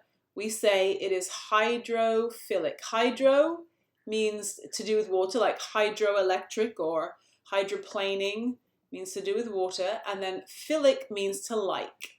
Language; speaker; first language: English; native; English